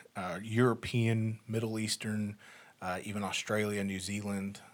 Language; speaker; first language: English; native; English